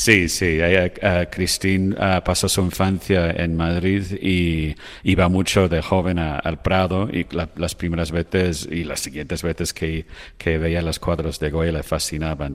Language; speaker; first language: Spanish; non-native, fluent; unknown